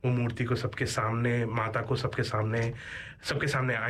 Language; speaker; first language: Hindi; non-native, local second language; Bangla